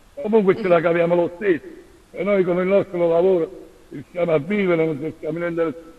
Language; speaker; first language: Italian; native; Italian